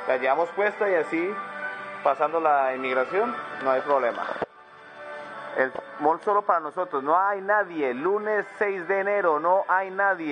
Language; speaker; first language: Spanish; native; Spanish